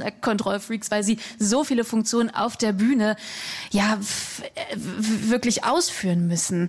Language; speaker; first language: German; native; German